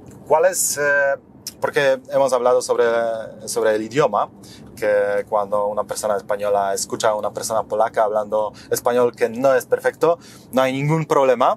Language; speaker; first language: Spanish; non-native, fluent; Polish